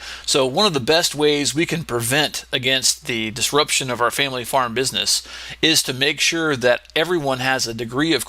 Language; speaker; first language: English; native; English